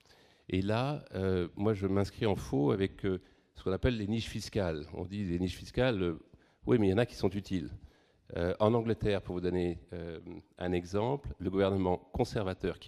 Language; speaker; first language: French; native; French